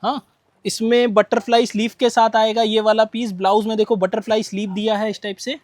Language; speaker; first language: Hindi; non-native, local second language; Bangla